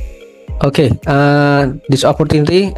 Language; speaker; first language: English; non-native, learner; Indonesian